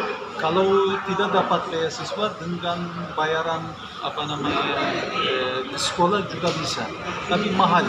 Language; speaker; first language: Indonesian; non-native, learner; English